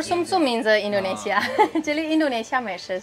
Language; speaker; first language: Chinese; non-native, fluent; Indonesian